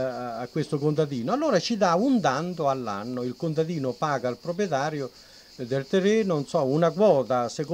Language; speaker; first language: Italian; native; Italian